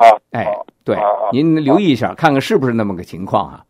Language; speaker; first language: Chinese; native; Chinese